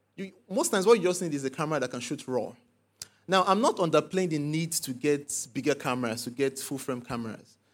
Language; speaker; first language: English; non-native, local second language; Igbo